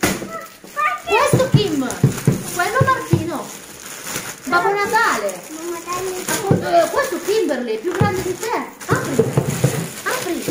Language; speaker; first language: Italian; native; Italian